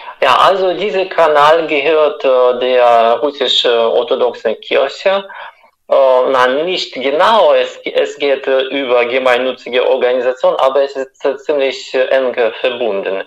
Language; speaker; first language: German; non-native, fluent; Russian